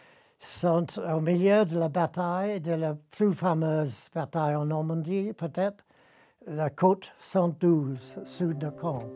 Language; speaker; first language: French; non-native, fluent; English